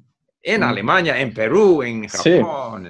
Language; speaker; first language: Spanish; non-native, fluent; English